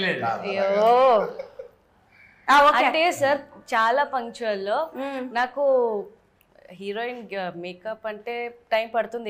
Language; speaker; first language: Telugu; non-native, learner; Kannada